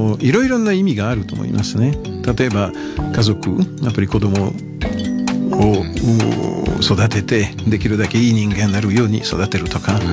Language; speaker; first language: Japanese; non-native, fluent; French